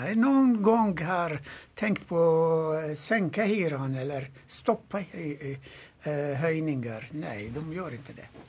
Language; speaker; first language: Swedish; non-native, fluent; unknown